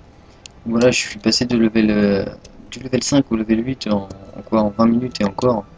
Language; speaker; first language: French; native; French